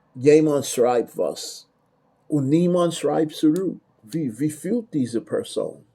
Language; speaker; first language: German; non-native, learner; English